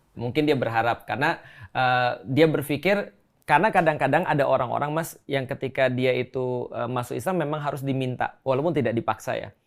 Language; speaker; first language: Indonesian; native; Indonesian